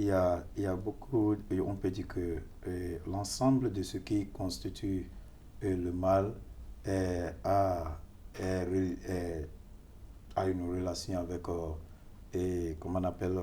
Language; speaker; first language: French; non-native, fluent; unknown